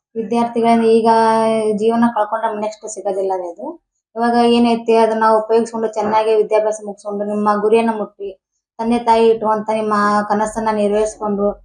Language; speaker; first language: Kannada; native; Kannada